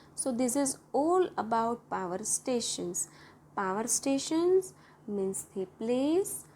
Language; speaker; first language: English; non-native, local second language; Gujarati